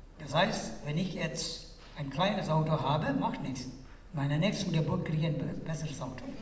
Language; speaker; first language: German; non-native, fluent; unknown